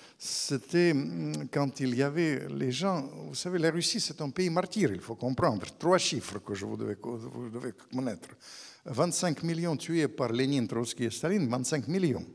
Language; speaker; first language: French; non-native, fluent; Russian